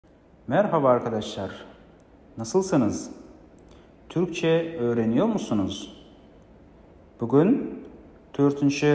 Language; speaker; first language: Turkish; non-native, fluent; Kazakh